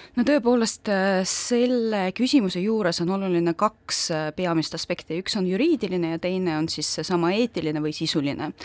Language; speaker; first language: Estonian; non-native, local second language; Russian